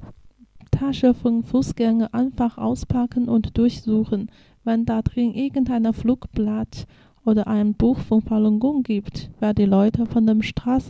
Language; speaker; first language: German; non-native, fluent; Chinese